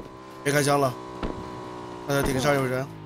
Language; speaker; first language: Chinese; native; Chinese